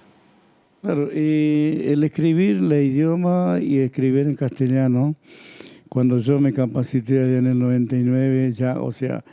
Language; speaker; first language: Spanish; non-native, local second language; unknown